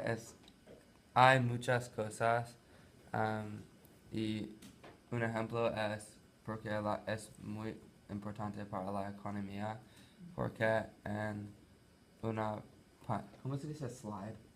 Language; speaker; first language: Spanish; non-native, learner; English